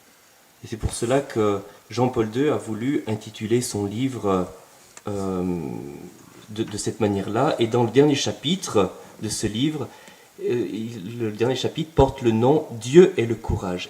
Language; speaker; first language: French; native; French